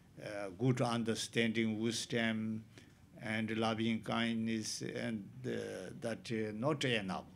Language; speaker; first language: English; non-native, learner; Tibetan